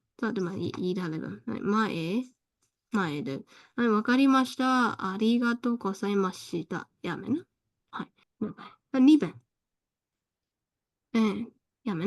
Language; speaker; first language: Japanese; non-native, fluent; Burmese